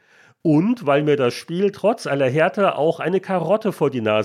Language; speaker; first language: German; native; German